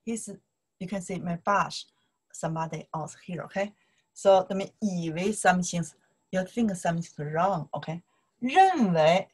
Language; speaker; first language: English; non-native, learner; Chinese